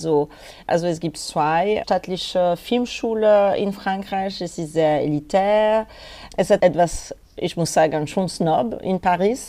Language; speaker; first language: German; non-native, fluent; French